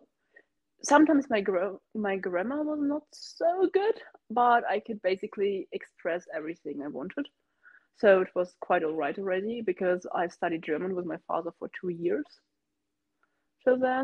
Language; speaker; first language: English; non-native, fluent; German